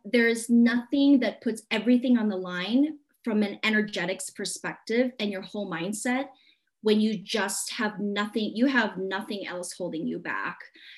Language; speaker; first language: English; non-native, local second language; Cantonese